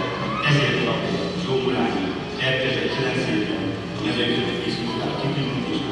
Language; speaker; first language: Hungarian; native; Hungarian